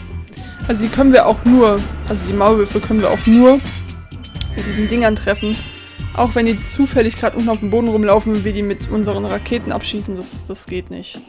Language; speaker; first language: German; native; German